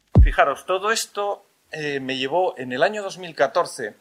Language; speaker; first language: Spanish; native; Spanish